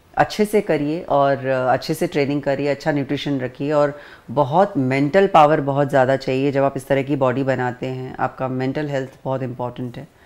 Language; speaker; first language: Hindi; native; Hindi